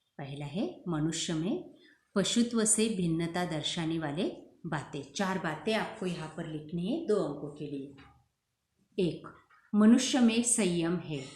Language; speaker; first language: Hindi; non-native, local second language; Marathi